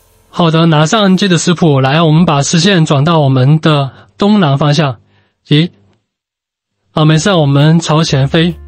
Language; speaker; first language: Chinese; native; Chinese